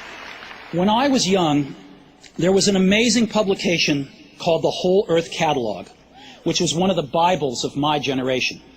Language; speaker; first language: English; native; English